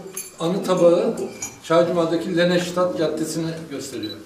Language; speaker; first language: Turkish; native; Turkish